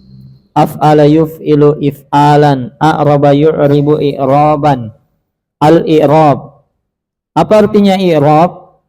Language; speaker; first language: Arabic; non-native, fluent; Indonesian